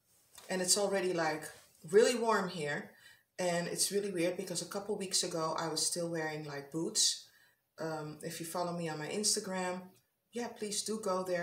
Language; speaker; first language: English; non-native, fluent; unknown